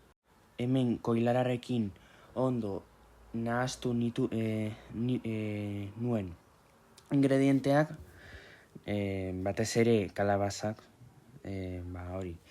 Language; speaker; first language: Basque; non-native, local second language; Spanish